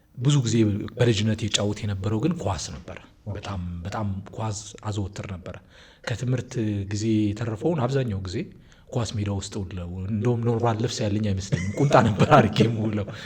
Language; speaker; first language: Amharic; native; Amharic